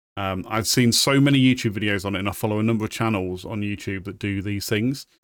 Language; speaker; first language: English; native; English